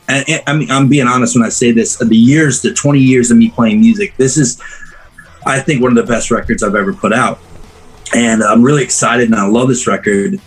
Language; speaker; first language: English; native; English